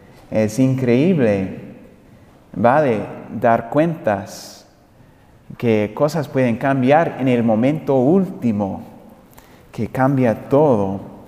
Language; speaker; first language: Spanish; non-native, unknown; English